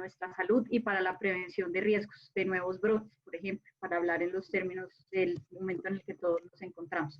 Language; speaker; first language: Spanish; native; Spanish